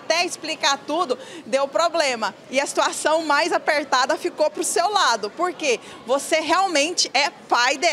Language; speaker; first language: Portuguese; native; Portuguese